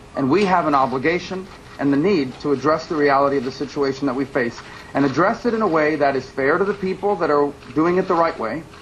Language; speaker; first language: English; early bilingual, other home language; Spanish